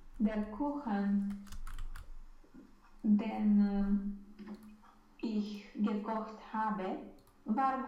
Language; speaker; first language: German; non-native, learner; Romanian